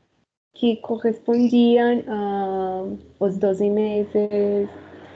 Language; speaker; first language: Portuguese; non-native, learner; Spanish